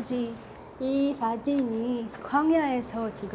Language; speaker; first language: Korean; non-native, learner; Filipino